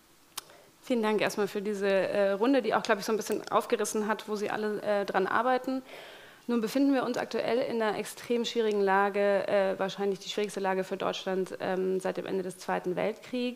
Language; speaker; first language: German; native; German